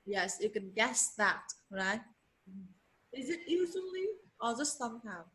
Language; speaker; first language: English; non-native, learner; Vietnamese